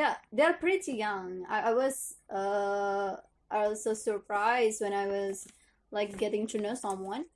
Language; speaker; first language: English; non-native, learner; Indonesian